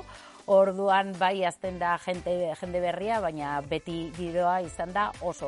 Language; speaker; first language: Basque; non-native, learner; Spanish